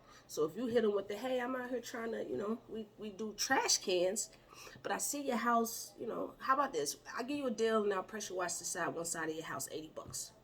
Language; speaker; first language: English; native; English